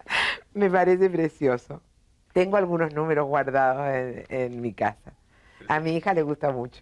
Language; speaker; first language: Spanish; native; Spanish